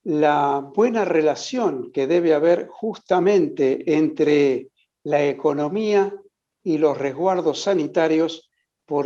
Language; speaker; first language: Spanish; native; Spanish